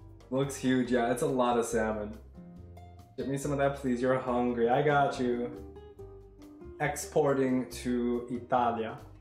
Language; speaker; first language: English; native; English